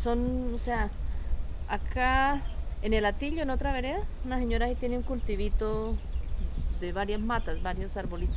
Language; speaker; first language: Spanish; native; Spanish